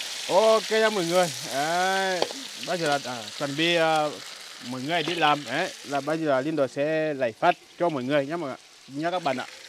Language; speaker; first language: Vietnamese; non-native, fluent; Portuguese